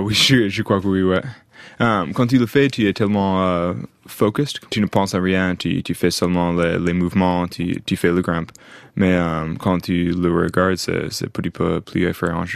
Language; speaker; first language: French; non-native, fluent; English